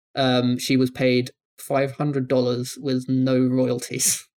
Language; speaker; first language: English; native; English